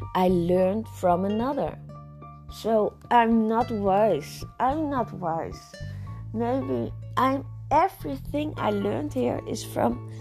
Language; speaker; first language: English; non-native, learner; Dutch